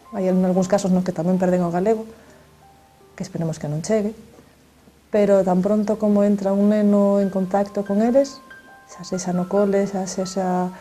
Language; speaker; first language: Galician; non-native, local second language; Spanish